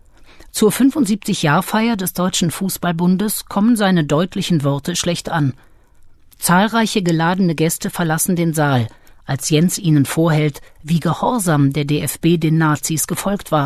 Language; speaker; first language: German; native; German